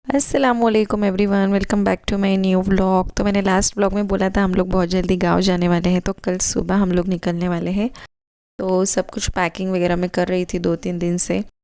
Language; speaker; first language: Hindi; native; Hindi